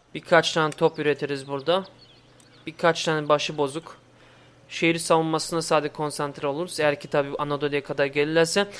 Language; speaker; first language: Turkish; early bilingual, heritage; Turkish